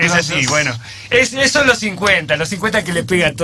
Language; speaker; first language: Spanish; native; Spanish